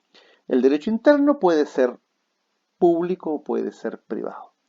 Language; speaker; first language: Spanish; native; Spanish